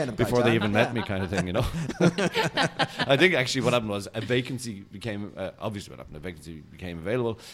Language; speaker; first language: English; native; English